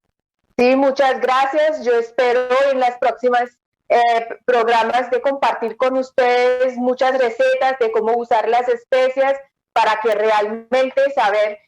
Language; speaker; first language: Spanish; non-native, fluent; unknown